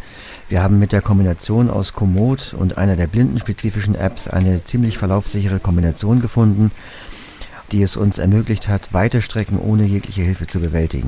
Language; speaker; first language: German; native; German